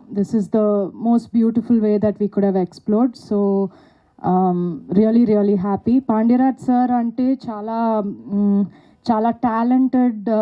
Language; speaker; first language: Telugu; non-native, local second language; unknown